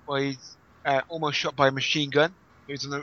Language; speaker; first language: English; native; English